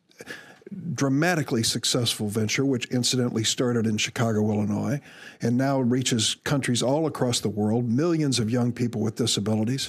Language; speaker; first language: English; native; English